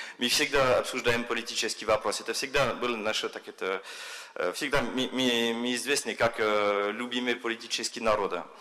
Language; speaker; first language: Russian; non-native, fluent; French